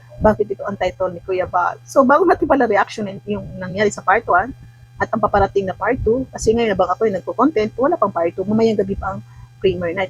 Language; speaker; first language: Filipino; non-native, local second language; Cebuano